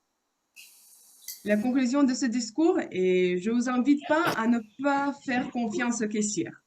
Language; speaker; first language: French; non-native, fluent; Russian